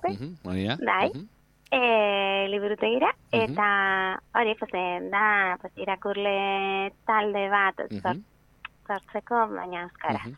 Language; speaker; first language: Basque; non-native, learner; Spanish